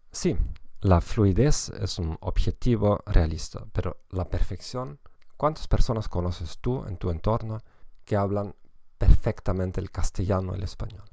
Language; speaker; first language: Spanish; non-native, fluent; German